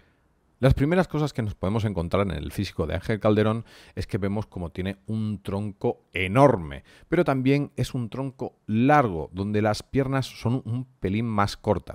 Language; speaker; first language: Spanish; native; Spanish